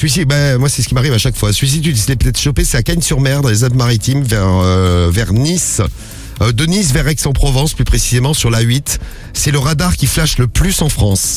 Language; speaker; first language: French; native; French